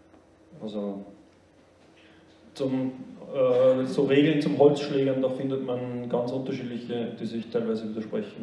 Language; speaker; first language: German; native; German